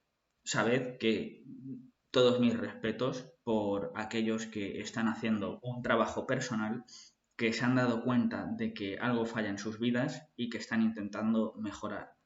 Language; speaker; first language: Spanish; native; Spanish